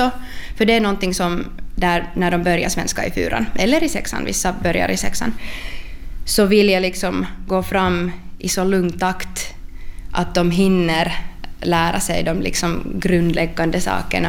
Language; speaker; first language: Swedish; non-native, local second language; Finnish